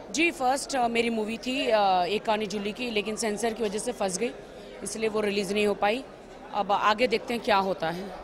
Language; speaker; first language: Hindi; native; Hindi